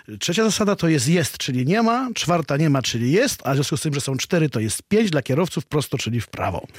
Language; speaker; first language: Polish; native; Polish